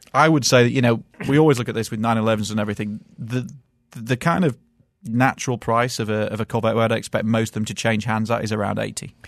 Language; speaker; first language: English; native; English